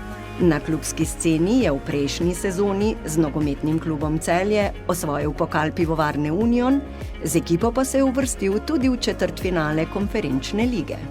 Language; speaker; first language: Slovenian; native; Slovenian